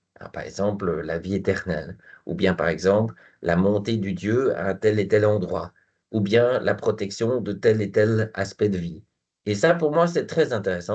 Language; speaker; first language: French; non-native, fluent; Portuguese